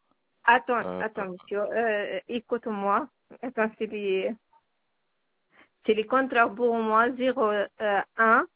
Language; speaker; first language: French; non-native, learner; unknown